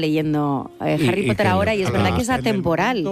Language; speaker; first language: Spanish; native; Spanish